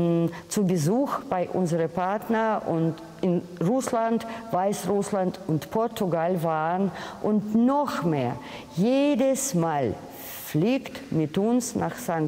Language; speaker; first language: German; non-native, fluent; Russian